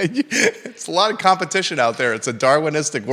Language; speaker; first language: English; native; English